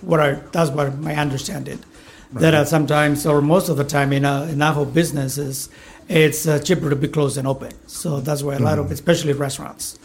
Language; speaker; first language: English; non-native, fluent; Spanish